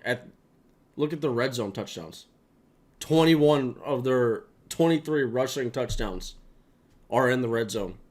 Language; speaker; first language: English; native; English